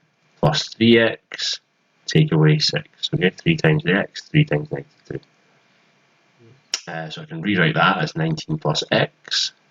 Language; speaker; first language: English; native; English